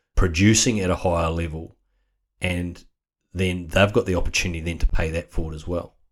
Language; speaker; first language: English; native; English